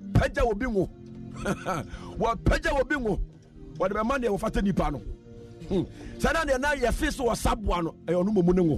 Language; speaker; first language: English; non-native, local second language; Akan